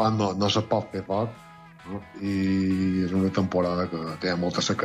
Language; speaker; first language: Catalan; native; Catalan